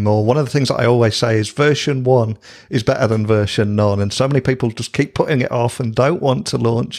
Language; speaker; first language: English; native; English